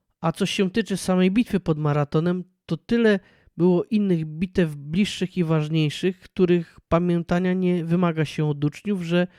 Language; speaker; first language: Polish; native; Polish